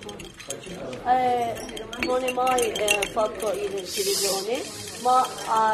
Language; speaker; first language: Italian; non-native, learner; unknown